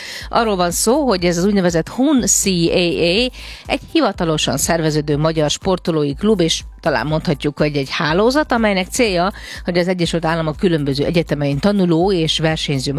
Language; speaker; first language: Hungarian; native; Hungarian